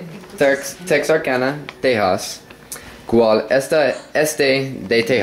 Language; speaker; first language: Spanish; non-native, learner; English